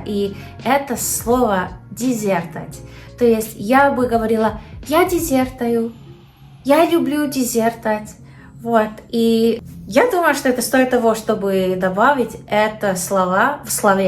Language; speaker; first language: Russian; non-native, learner; English